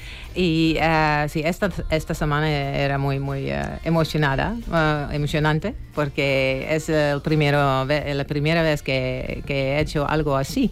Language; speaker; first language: Spanish; non-native, fluent; Dutch